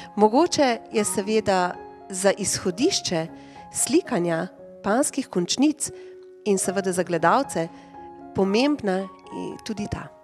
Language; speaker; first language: Slovenian; native; Slovenian